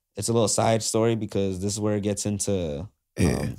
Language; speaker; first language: English; native; English